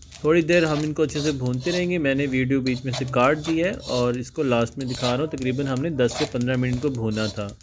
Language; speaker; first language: Urdu; non-native, local second language; Punjabi